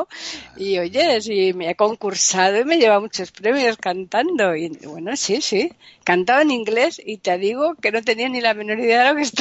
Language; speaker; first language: Spanish; native; Spanish